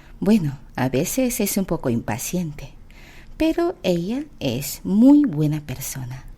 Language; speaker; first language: Spanish; non-native, fluent; Korean